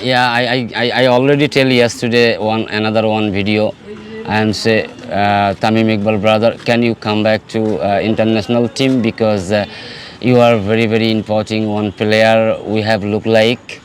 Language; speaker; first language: English; non-native, local second language; Bangla